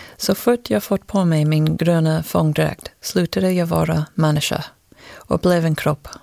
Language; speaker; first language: Swedish; non-native, fluent; English